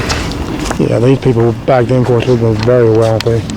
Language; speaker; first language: English; native; English